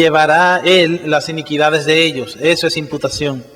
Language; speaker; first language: Spanish; native; Spanish